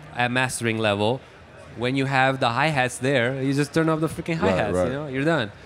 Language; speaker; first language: English; non-native, fluent; Italian